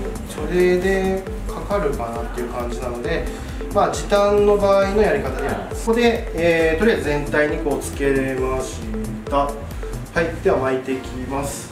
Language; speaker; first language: Japanese; native; Japanese